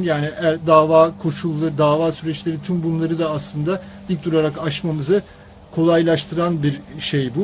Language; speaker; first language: Turkish; native; Turkish